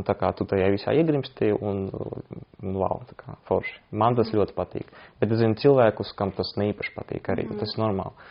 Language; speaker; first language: Latvian; non-native, local second language; Russian